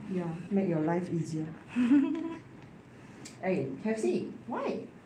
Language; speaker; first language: English; non-native, learner; Chinese